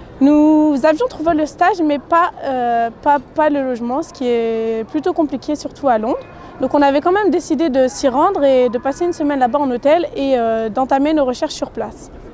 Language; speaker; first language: French; early bilingual, other home language; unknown